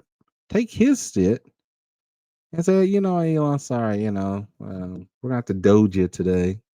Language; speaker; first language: English; native; English